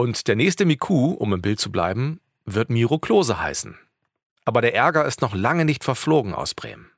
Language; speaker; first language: German; native; German